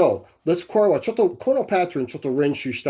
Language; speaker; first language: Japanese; non-native, learner; English